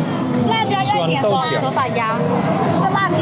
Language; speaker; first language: Chinese; non-native, learner; English